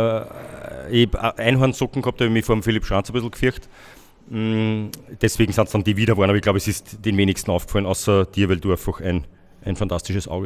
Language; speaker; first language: German; native; German